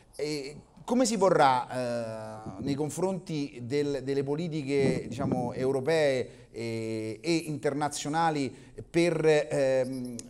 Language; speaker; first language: Italian; native; Italian